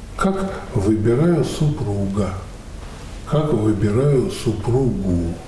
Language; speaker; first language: Russian; native; Russian